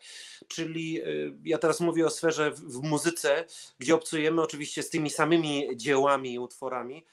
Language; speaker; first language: Polish; early bilingual, heritage; Polish